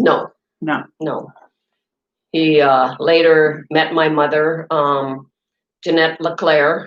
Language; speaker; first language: English; native; English